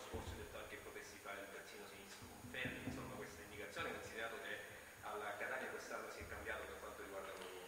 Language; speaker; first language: Italian; native; Italian